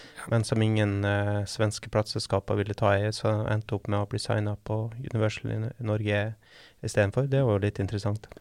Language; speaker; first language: Norwegian; native; Norwegian